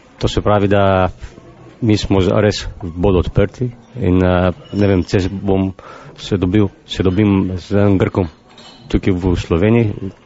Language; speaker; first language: Slovenian; non-native, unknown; Greek